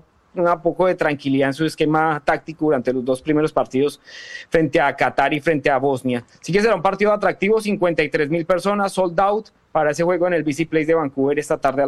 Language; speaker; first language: Spanish; native; Spanish